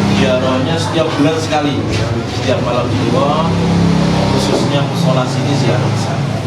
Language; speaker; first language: Indonesian; non-native, local second language; Javanese